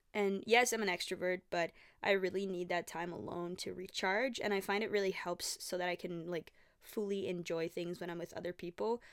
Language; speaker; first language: English; non-native, fluent; Portuguese